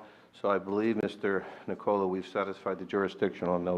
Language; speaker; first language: English; native; English